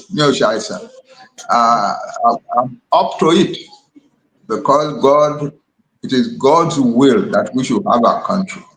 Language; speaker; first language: English; non-native, local second language; Yoruba